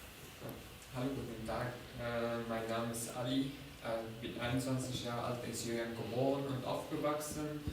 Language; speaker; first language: German; non-native, fluent; Arabic